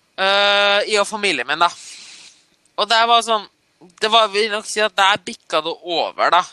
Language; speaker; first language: Norwegian; early bilingual, other home language; German